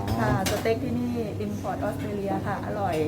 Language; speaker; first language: Thai; native; Thai